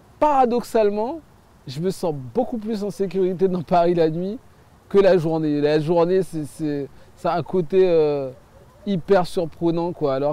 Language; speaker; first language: French; early bilingual, other home language; Haitian Creole